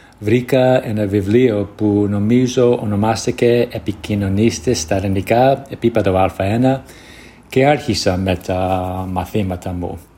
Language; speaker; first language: Greek; non-native, learner; English